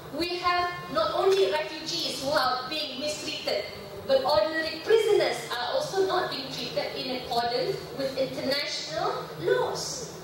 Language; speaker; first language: English; non-native, local second language; Malay